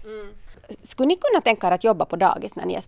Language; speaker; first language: Swedish; native; Swedish